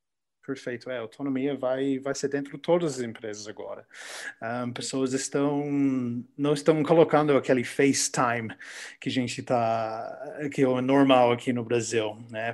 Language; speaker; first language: Portuguese; non-native, learner; English